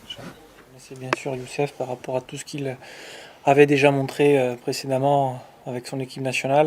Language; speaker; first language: French; native; French